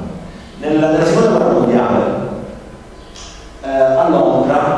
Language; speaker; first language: Italian; native; Italian